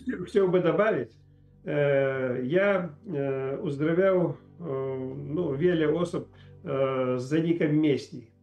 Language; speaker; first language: Polish; non-native, learner; Ukrainian